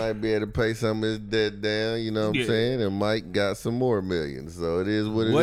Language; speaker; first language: English; native; English